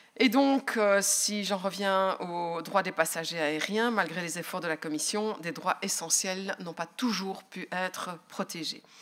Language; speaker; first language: French; native; French